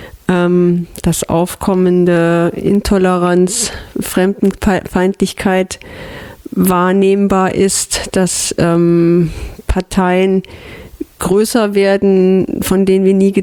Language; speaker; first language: German; native; German